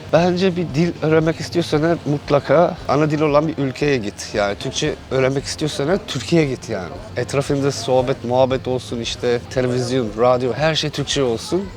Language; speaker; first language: Turkish; non-native, fluent; English